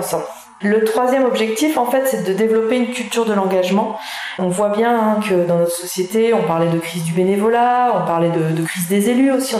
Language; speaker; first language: French; native; French